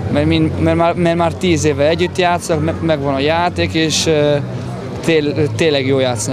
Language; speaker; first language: Hungarian; non-native, fluent; Italian